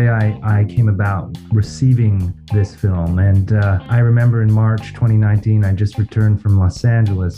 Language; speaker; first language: English; native; English